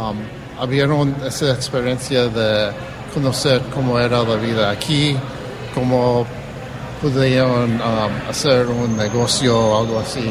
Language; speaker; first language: Spanish; early bilingual, heritage; English